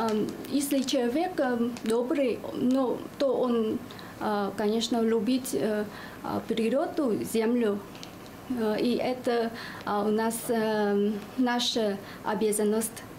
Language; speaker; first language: Russian; non-native, learner; Vietnamese